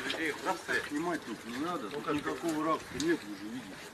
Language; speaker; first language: Russian; non-native, fluent; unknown